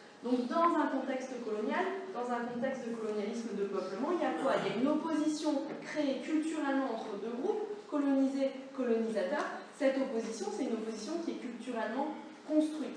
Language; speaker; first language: French; native; French